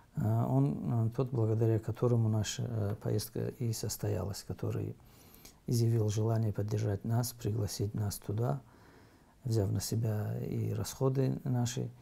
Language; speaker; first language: Russian; native; Russian